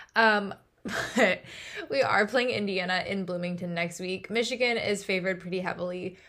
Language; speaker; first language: English; native; English